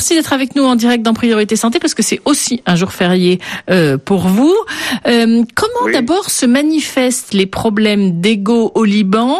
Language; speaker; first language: French; native; French